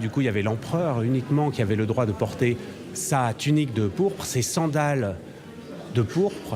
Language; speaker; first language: French; native; French